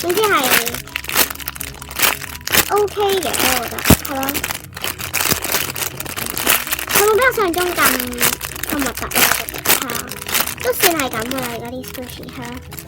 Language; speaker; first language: Cantonese; native; Cantonese